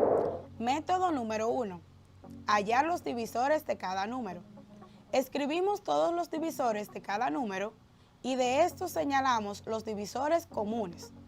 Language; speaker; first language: Spanish; native; Spanish